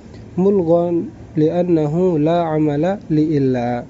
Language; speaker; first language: Arabic; non-native, fluent; Indonesian